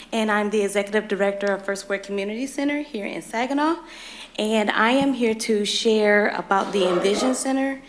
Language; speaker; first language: English; native; English